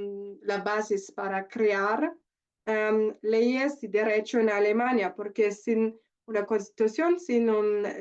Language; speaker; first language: Spanish; non-native, learner; German